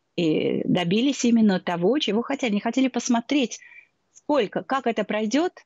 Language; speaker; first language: Russian; native; Russian